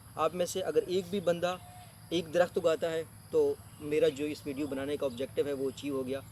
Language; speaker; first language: Urdu; non-native, local second language; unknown